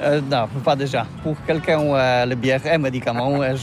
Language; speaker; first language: French; non-native, learner; Polish